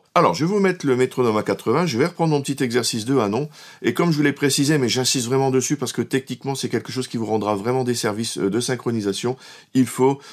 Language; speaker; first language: French; native; French